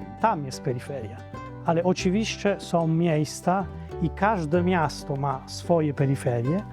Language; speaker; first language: Polish; non-native, fluent; Italian